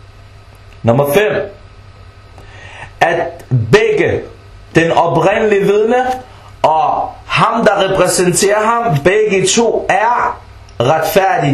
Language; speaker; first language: Danish; early bilingual, other home language; Arabic